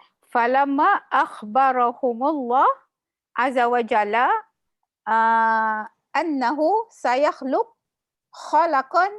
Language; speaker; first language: Arabic; non-native, learner; Malay